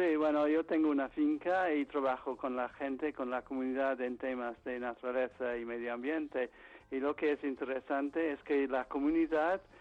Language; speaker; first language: Spanish; non-native, fluent; English